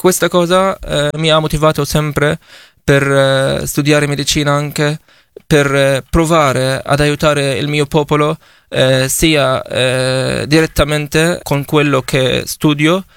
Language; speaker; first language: Italian; non-native, fluent; Arabic